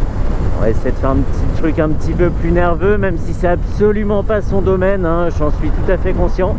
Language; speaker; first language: French; native; French